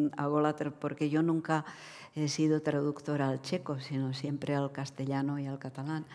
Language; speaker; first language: Spanish; non-native, fluent; Czech